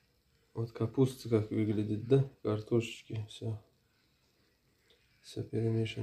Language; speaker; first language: Russian; non-native, learner; Uzbek